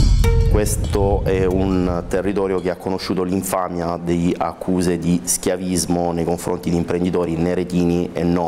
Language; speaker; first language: Italian; native; Italian